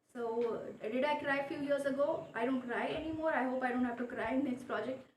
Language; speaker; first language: English; non-native, local second language; Marathi